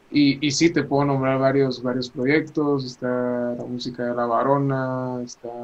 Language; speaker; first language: Spanish; native; Spanish